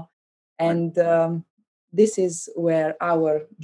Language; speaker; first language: English; non-native, fluent; Slovenian